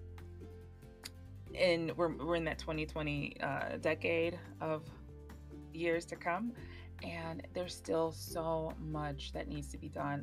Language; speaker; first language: English; native; English